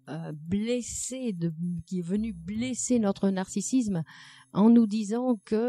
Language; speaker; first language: French; native; French